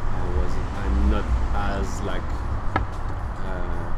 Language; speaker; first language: English; non-native, fluent; French